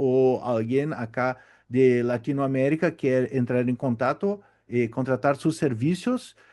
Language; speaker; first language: Spanish; non-native, learner; Portuguese